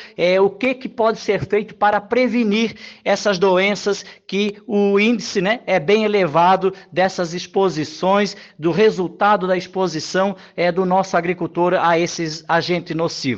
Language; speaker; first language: Portuguese; native; Portuguese